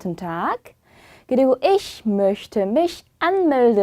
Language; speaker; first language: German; non-native, fluent; Korean